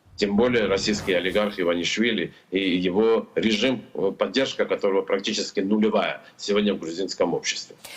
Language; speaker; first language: Russian; non-native, local second language; Georgian